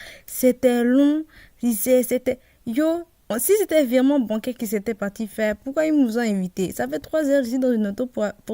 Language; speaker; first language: French; early bilingual, other home language; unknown